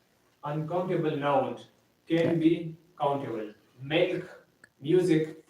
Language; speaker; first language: English; non-native, learner; Pashto